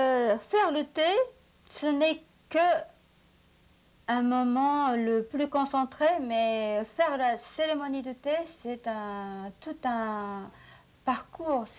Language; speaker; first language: French; non-native, fluent; Japanese